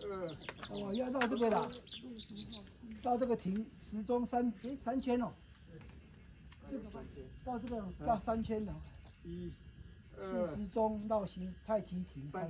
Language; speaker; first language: Chinese; non-native, fluent; Tibetan